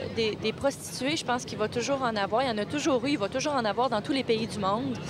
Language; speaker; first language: French; native; French